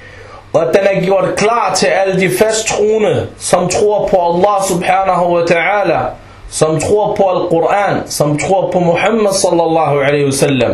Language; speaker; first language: Danish; early bilingual, other home language; Arabic